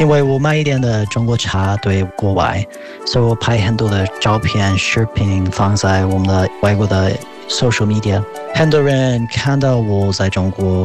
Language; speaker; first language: Chinese; non-native, fluent; English